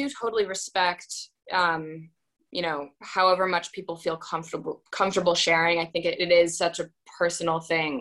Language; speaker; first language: English; native; English